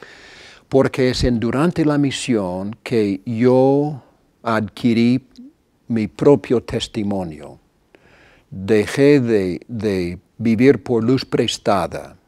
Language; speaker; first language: Spanish; non-native, fluent; English